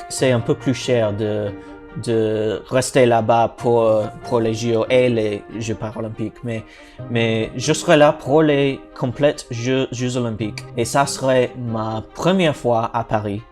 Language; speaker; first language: French; non-native, learner; English